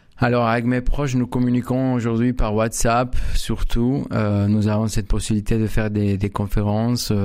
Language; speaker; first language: French; non-native, fluent; Spanish